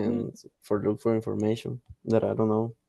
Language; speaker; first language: English; non-native, learner; Spanish